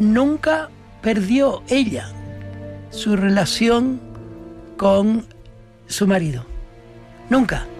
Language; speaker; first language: Spanish; native; Spanish